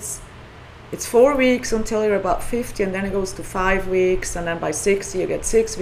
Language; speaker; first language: English; non-native, fluent; Swiss German